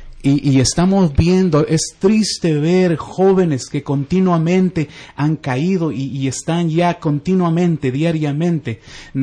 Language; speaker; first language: Spanish; native; Spanish